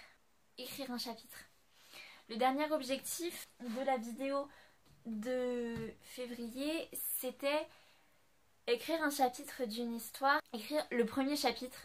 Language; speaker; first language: French; native; French